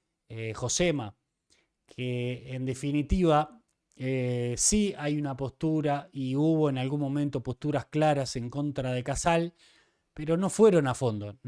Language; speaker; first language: Spanish; native; Spanish